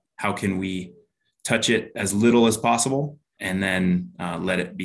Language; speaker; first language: English; native; English